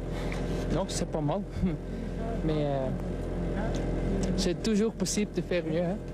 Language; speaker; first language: French; non-native, local second language; Dutch